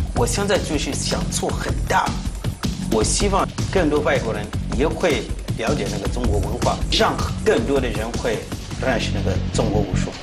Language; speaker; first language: Chinese; non-native, fluent; French